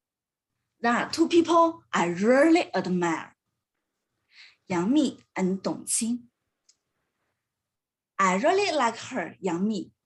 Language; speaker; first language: English; non-native, learner; Chinese